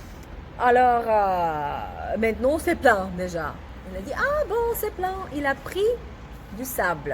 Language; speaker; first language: French; non-native, learner; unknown